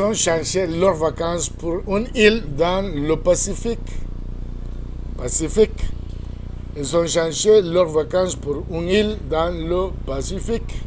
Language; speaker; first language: French; non-native, fluent; Spanish